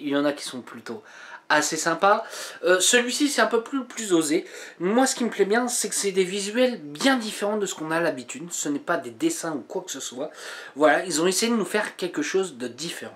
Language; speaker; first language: French; native; French